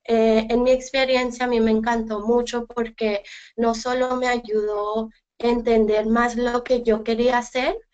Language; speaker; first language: Spanish; early bilingual, heritage; Spanish